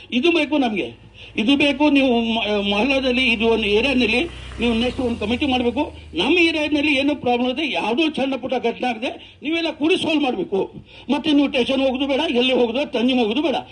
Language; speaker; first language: Kannada; non-native, local second language; Urdu